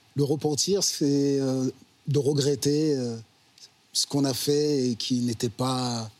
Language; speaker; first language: French; native; French